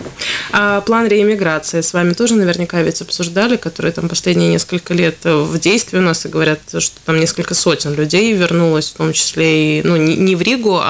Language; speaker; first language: Russian; native; Russian